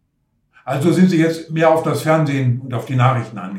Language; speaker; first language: German; native; German